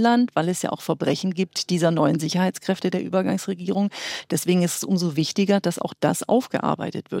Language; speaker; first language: German; native; German